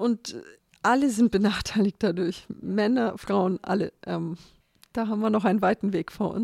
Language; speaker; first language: German; native; German